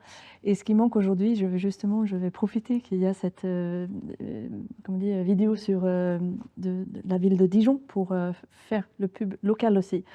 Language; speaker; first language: French; non-native, fluent; Swedish